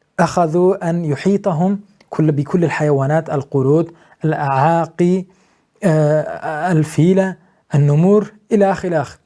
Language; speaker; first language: Arabic; non-native, fluent; Turkish